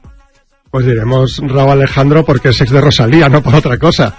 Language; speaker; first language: Spanish; native; Spanish